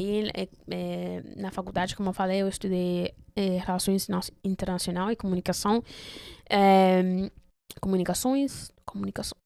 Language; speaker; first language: Portuguese; non-native, fluent; Spanish